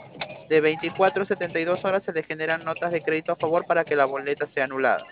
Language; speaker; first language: Spanish; native; Spanish